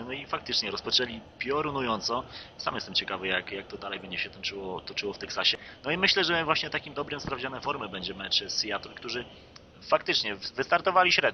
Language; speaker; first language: Polish; native; Polish